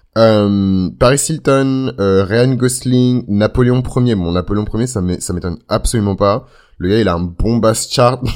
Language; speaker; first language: French; native; French